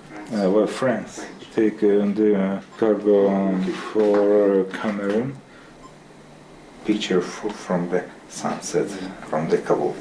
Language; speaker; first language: English; non-native, learner; Russian